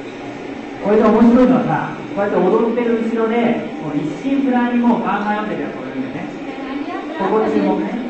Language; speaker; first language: Japanese; native; Japanese